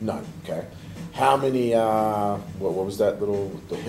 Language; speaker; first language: English; native; English